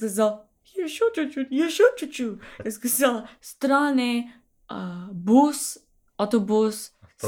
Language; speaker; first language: Russian; non-native, learner; English